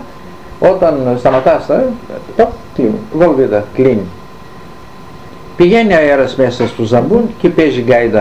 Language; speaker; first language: Greek; native; Greek